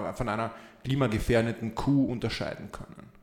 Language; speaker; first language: German; non-native, learner; Czech